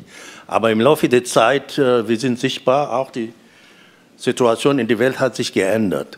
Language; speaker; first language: German; non-native, fluent; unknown